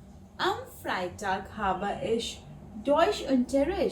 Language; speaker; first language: German; non-native, fluent; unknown